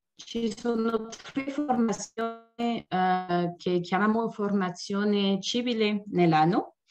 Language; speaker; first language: Italian; non-native, learner; French